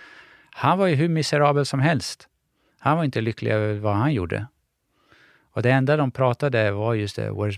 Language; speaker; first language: Swedish; early bilingual, other home language; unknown